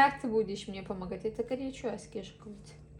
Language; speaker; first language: Russian; non-native, fluent; Azerbaijani